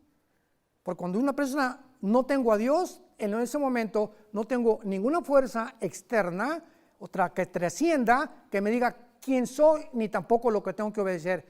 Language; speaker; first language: Spanish; native; Spanish